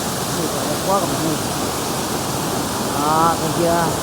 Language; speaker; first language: Vietnamese; non-native, local second language; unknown